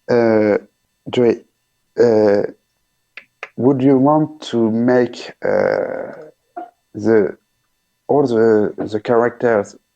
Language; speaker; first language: English; non-native, learner; French